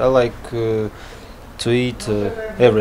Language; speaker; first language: English; non-native, learner; Latvian